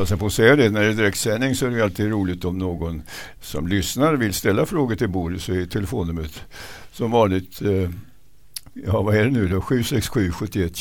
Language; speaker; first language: Swedish; native; Swedish